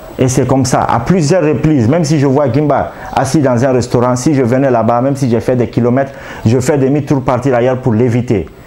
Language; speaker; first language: French; non-native, local second language; Arabic